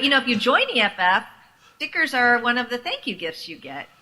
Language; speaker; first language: English; native; English